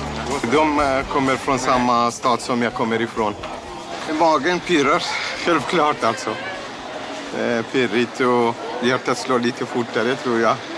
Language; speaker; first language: Swedish; non-native, learner; Kurdish